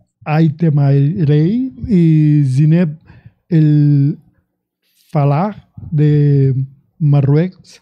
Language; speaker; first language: Catalan; non-native, learner; Spanish